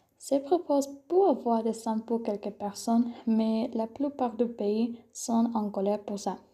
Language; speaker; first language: French; non-native, learner; Spanish